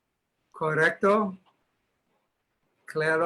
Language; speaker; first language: Spanish; non-native, learner; English